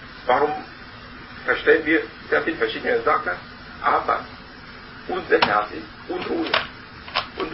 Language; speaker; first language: German; non-native, learner; Vietnamese